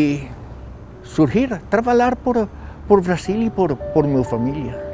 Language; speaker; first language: Portuguese; non-native, learner; Spanish